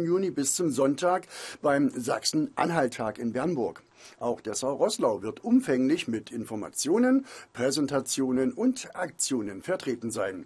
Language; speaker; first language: German; native; German